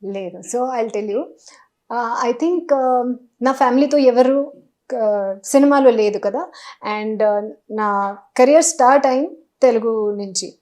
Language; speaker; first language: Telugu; non-native, local second language; Hindi